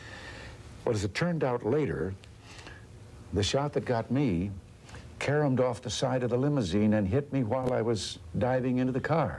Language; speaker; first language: English; native; English